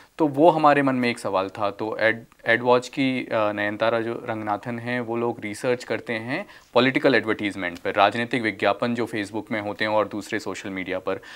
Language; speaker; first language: Hindi; native; Hindi